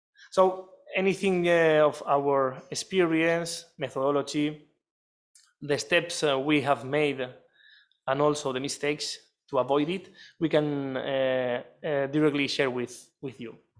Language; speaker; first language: English; non-native, fluent; Spanish